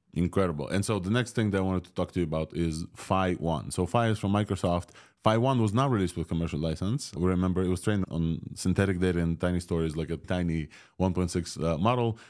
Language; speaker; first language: English; non-native, fluent; Russian